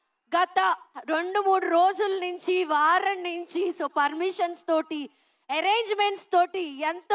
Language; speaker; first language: Telugu; native; Telugu